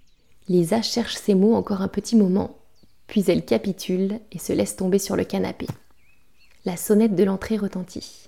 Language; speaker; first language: French; native; French